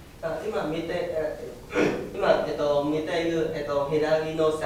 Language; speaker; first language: Japanese; non-native, learner; Vietnamese